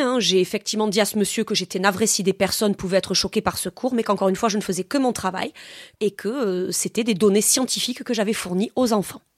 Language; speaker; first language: French; native; French